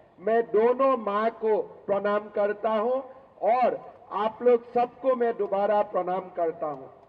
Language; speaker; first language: Hindi; non-native, local second language; Assamese